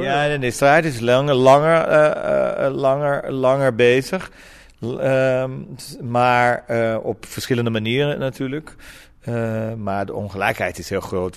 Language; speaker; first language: Dutch; non-native, fluent; Portuguese